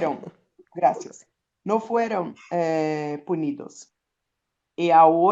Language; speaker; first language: Spanish; non-native, learner; Portuguese